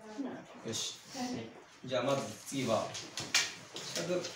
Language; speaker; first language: Japanese; native; Japanese